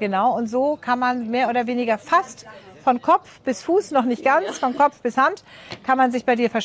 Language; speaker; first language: German; native; German